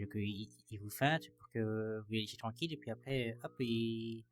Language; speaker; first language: French; native; French